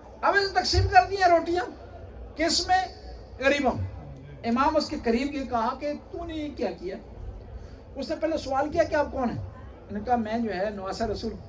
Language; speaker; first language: Urdu; non-native, local second language; Punjabi